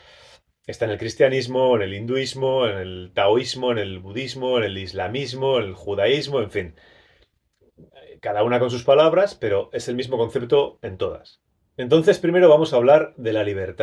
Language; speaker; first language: Spanish; native; Spanish